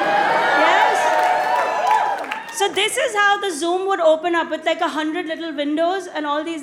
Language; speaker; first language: English; non-native, local second language; Hindi